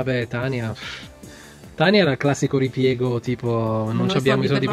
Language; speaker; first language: Italian; native; Italian